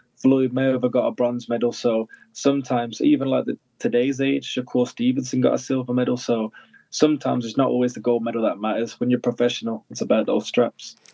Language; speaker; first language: English; native; English